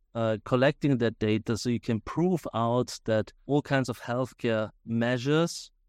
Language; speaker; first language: English; non-native, fluent; German